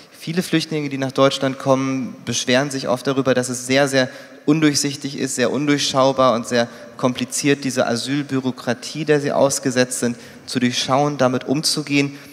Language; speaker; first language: German; native; German